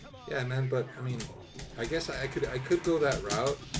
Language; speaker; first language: English; native; English